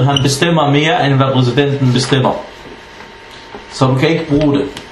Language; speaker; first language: Danish; non-native, fluent; Arabic